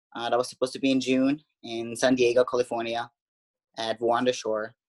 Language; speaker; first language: English; non-native, fluent; German